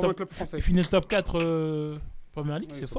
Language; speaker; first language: French; native; French